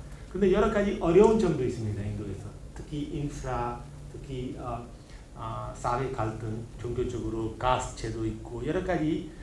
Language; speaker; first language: Korean; non-native, learner; Hindi